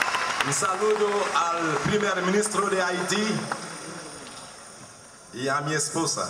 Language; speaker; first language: Spanish; non-native, learner; Haitian Creole